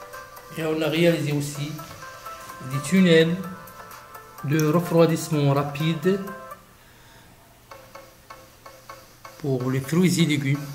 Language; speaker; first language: French; non-native, local second language; Arabic